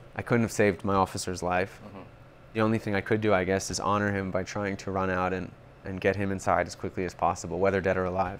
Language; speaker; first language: English; native; English